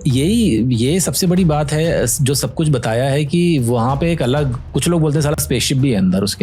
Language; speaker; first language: Hindi; native; Hindi